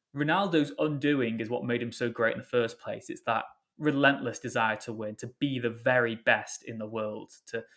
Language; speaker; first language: English; native; English